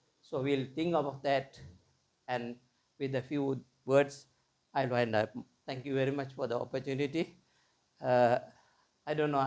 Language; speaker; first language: English; non-native, local second language; Tamil